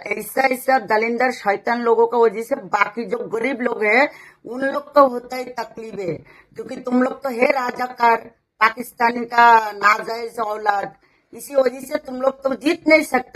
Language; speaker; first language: Hindi; non-native, local second language; Bangla